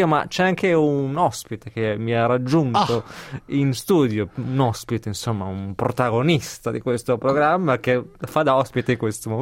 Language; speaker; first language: Italian; native; Italian